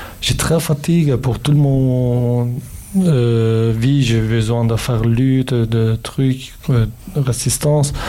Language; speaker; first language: French; non-native, learner; Kurdish